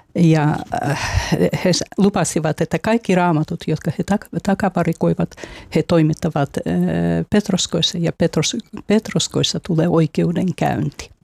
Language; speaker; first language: Finnish; non-native, fluent; Russian